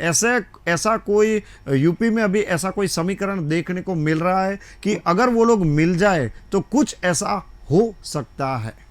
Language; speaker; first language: Hindi; non-native, local second language; Gujarati